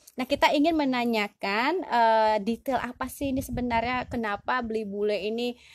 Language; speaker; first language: Indonesian; native; Indonesian